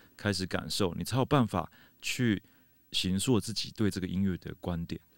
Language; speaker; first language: Chinese; native; Chinese